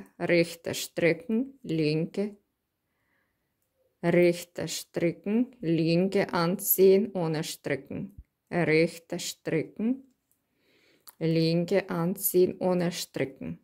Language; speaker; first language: German; non-native, learner; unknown